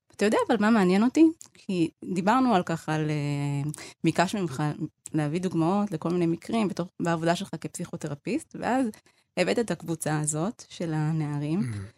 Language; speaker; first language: Hebrew; early bilingual, other home language; Amharic